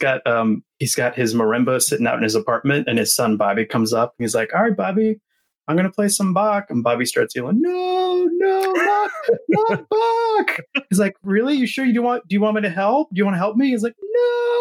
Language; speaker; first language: English; native; English